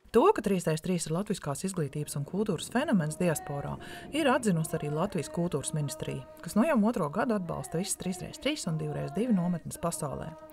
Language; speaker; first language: Latvian; native; Latvian